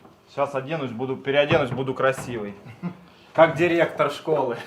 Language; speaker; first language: Russian; native; Russian